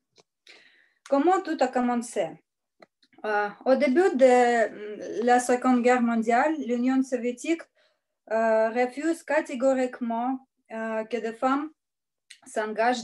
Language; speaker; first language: French; non-native, learner; Russian